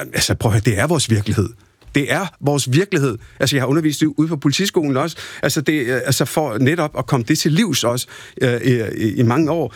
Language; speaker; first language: Danish; early bilingual, other home language; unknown